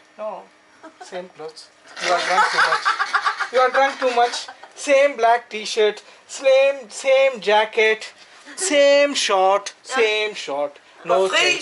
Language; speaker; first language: English; non-native, local second language; Telugu